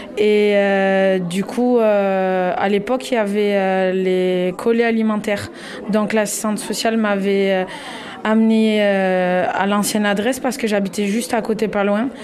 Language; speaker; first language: French; native; French